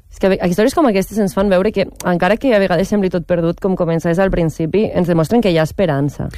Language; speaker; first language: Catalan; native; Catalan